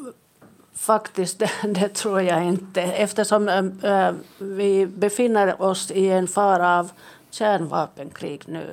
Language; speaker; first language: Swedish; non-native, local second language; Finnish